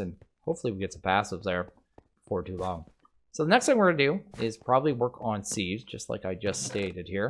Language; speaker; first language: English; native; English